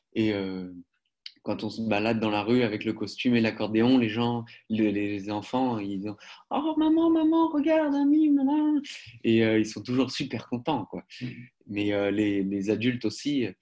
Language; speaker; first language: French; native; French